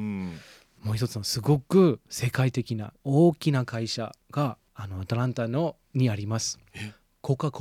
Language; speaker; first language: Japanese; non-native, fluent; English